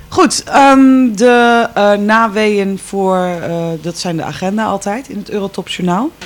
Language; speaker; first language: Dutch; native; Dutch